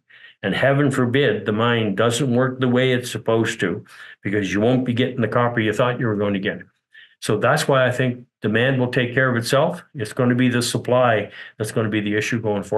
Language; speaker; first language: English; native; English